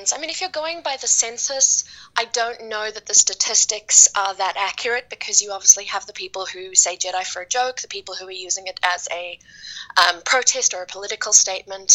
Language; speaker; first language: English; native; English